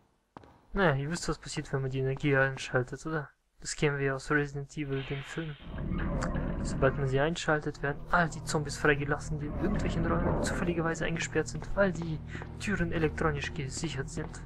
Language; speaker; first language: German; native; German